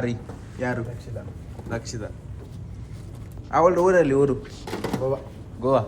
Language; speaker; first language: Kannada; native; Kannada